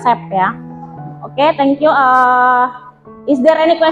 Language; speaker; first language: English; non-native, learner; Indonesian